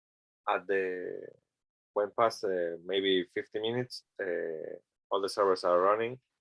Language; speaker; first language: English; non-native, learner; Spanish